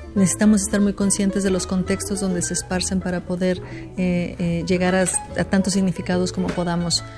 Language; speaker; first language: Spanish; native; Spanish